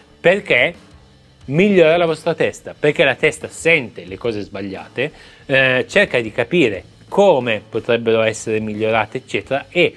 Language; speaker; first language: Italian; native; Italian